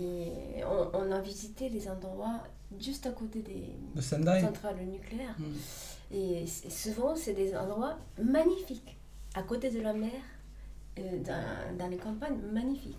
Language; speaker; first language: French; non-native, fluent; Japanese